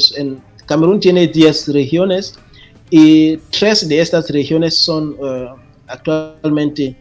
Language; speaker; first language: Spanish; non-native, fluent; French